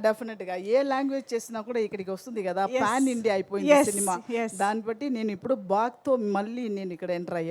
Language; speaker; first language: Telugu; non-native, fluent; Tamil